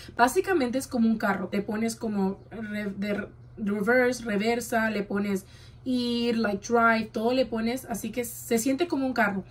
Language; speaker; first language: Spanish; early bilingual, heritage; Spanish